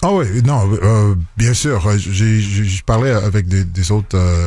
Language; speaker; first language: French; non-native, local second language; English